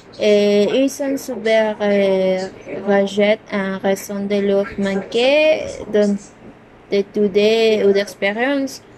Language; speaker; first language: French; non-native, learner; Spanish